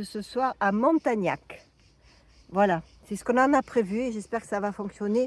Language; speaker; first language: French; native; French